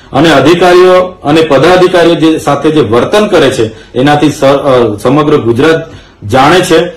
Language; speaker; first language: Gujarati; non-native, local second language; Vasavi